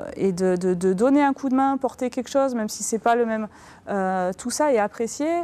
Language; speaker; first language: French; native; French